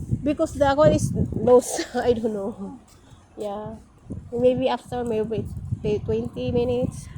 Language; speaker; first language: English; non-native, local second language; Filipino